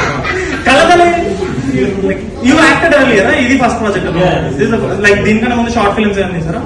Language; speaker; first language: Telugu; native; Telugu